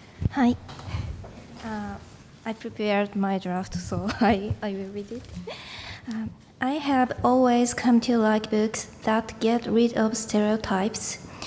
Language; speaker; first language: English; non-native, learner; Japanese